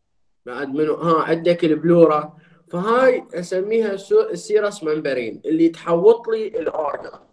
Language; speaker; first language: Arabic; native; Arabic